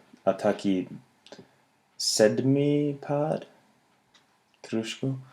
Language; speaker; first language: Czech; non-native, learner; English